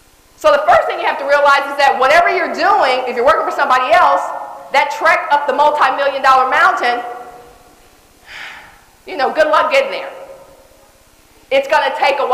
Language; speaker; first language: English; native; English